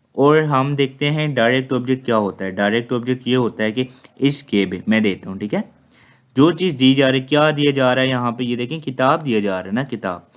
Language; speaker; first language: Urdu; native; Urdu